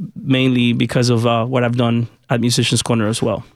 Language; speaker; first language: English; early bilingual, other home language; Spanish